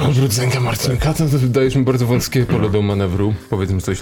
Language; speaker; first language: Polish; native; Polish